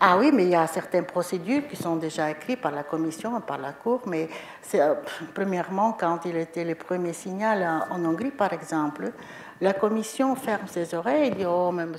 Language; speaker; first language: French; non-native, fluent; Bulgarian